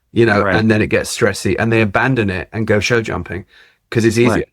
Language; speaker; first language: English; native; English